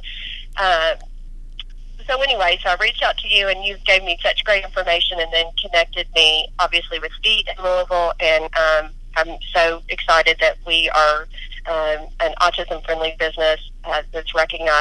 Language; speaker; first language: English; native; English